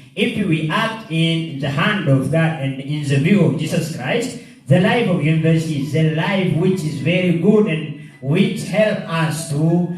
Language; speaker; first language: English; non-native, learner; Oromo